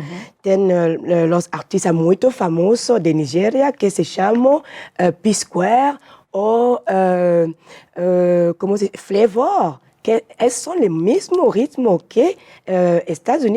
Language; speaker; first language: Portuguese; non-native, learner; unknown